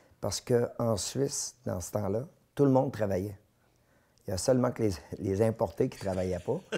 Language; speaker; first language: French; native; French